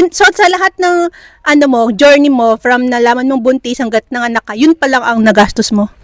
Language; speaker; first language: Filipino; native; Filipino